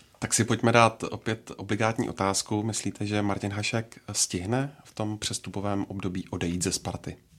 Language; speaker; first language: Czech; native; Czech